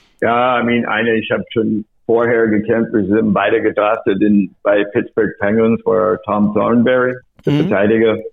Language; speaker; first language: German; non-native, learner; English